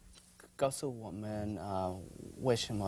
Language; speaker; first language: Chinese; non-native, learner; Hmong